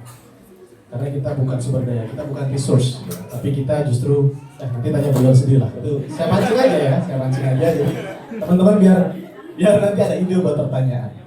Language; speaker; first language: Indonesian; native; Indonesian